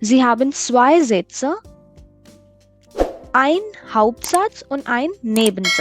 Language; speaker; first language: German; non-native, fluent; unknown